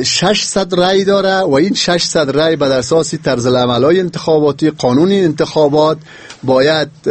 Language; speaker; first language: Persian; native; Persian